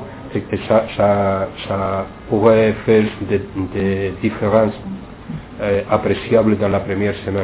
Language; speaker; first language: French; non-native, fluent; Spanish